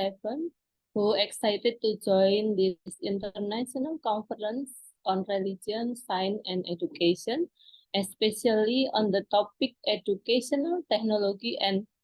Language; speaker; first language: English; non-native, fluent; Indonesian